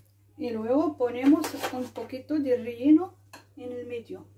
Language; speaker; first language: Spanish; non-native, fluent; Arabic